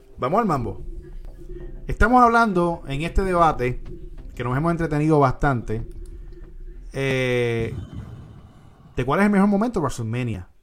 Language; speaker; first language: Spanish; native; Spanish